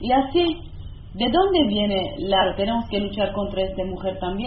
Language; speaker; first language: Spanish; non-native, learner; Kurdish